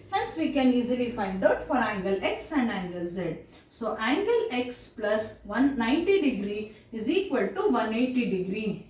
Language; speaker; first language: English; non-native, local second language; Kannada